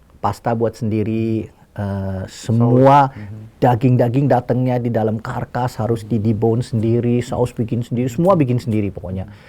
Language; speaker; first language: Indonesian; early bilingual, heritage; Indonesian